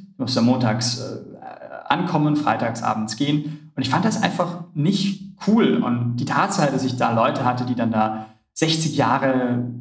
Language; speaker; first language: German; native; German